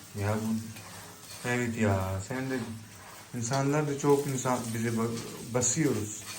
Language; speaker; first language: Turkish; non-native, learner; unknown